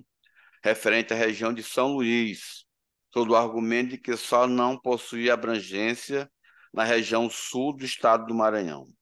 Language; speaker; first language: Portuguese; native; Portuguese